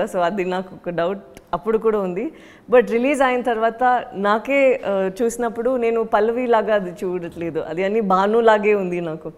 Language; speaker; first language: Telugu; non-native, local second language; Tamil